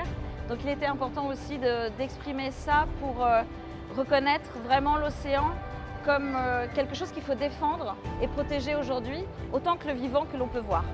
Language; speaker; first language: French; native; French